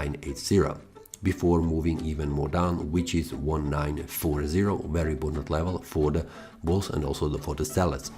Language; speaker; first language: English; non-native, fluent; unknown